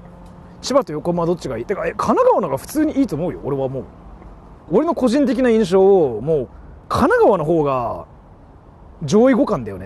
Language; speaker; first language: Japanese; native; Japanese